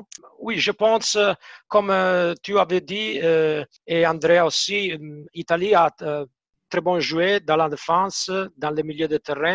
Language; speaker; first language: French; non-native, fluent; Italian